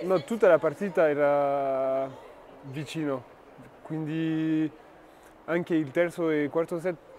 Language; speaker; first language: Italian; non-native, fluent; French